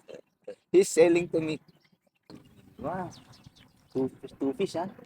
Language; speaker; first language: English; non-native, local second language; Filipino